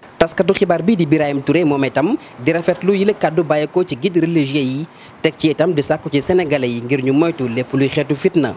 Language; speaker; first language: Wolof; native; Wolof